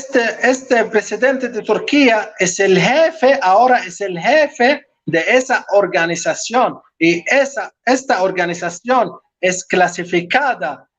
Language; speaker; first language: Spanish; non-native, local second language; Arabic